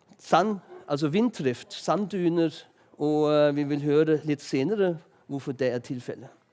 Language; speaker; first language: Norwegian; non-native, fluent; German